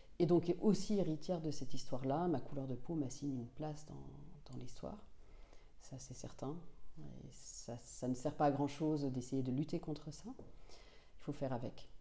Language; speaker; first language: French; non-native, local second language; Finnish